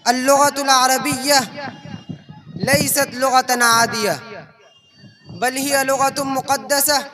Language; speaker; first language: Arabic; non-native, fluent; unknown